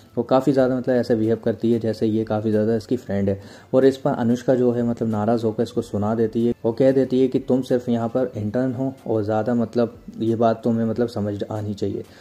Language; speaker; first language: Hindi; native; Hindi